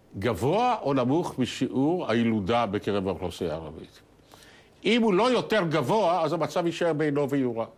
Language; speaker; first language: Hebrew; native; Hebrew